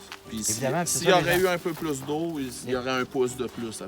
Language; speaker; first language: French; native; French